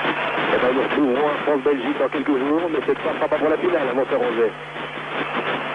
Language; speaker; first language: French; native; French